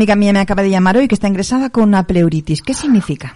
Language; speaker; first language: Spanish; native; Spanish